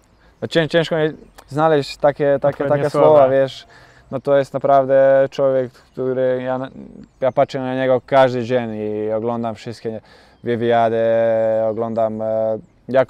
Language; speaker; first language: Polish; non-native, learner; Bosnian